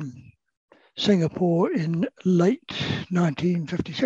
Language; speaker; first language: English; native; English